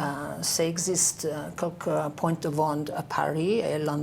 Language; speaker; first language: French; non-native, learner; English